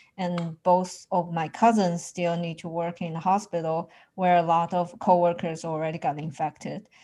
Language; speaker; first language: English; non-native, fluent; Chinese